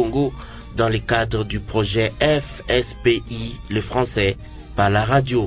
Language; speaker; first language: French; non-native, local second language; Swahili